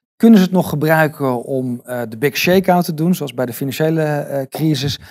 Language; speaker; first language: Dutch; native; Dutch